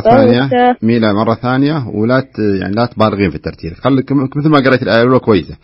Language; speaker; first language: Arabic; native; Arabic